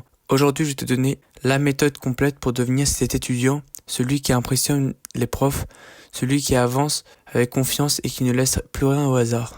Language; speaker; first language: French; native; French